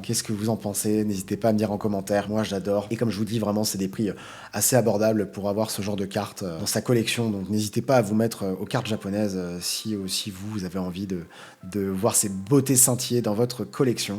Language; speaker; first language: French; native; French